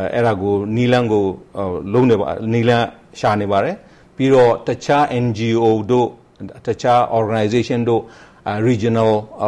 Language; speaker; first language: Burmese; non-native, local second language; Rohingya